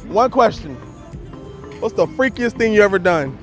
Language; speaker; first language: English; native; English